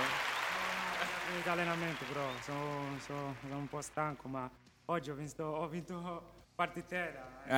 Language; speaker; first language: Italian; non-native, local second language; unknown